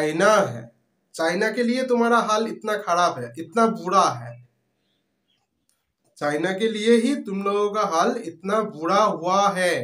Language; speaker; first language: Hindi; non-native, local second language; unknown